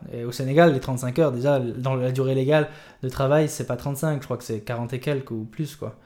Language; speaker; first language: French; native; French